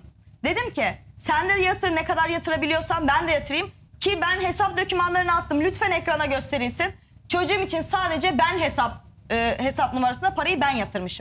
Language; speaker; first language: Turkish; native; Turkish